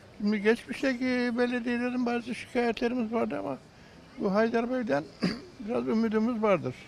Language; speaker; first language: Turkish; native; Turkish